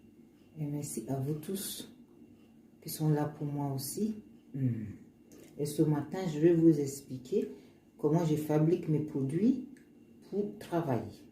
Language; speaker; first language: French; non-native, learner; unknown